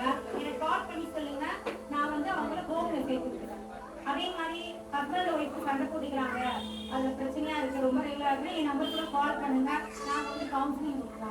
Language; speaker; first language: Tamil; native; Tamil